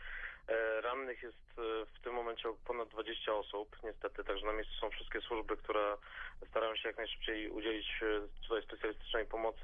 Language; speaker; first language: Polish; native; Polish